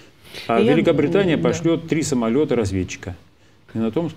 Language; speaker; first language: Russian; native; Russian